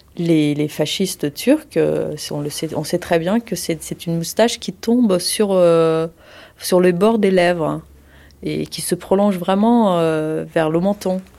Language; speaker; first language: French; early bilingual, other home language; Kurdish